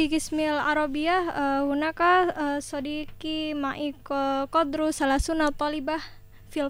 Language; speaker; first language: Arabic; non-native, learner; Indonesian